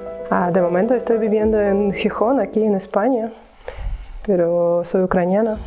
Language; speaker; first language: Spanish; non-native, learner; Ukrainian